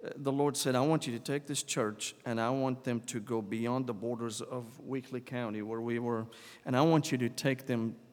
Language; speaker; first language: English; non-native, fluent; Arabic